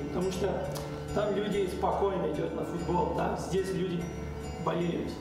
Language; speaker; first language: Russian; non-native, learner; Spanish